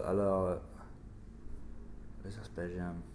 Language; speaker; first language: French; non-native, learner; English